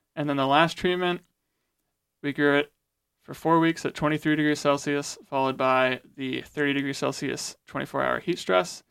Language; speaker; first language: English; native; English